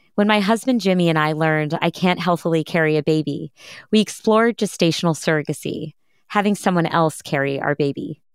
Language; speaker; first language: English; early bilingual, other home language; Hindi